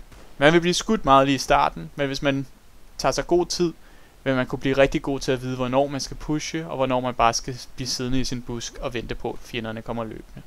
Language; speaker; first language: Danish; native; Danish